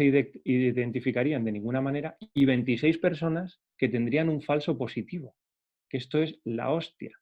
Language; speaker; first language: Spanish; native; Spanish